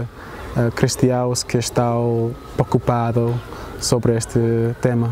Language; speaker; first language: Portuguese; non-native, fluent; English